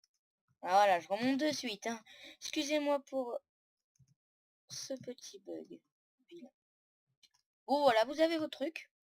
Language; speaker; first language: French; native; French